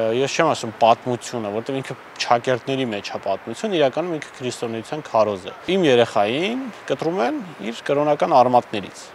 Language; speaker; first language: Armenian; non-native, local second language; Kurdish